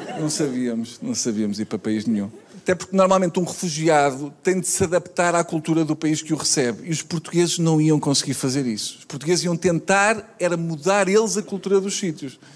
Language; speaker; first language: Portuguese; native; Portuguese